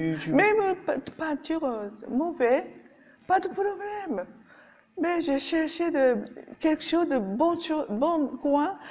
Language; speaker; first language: French; non-native, learner; Japanese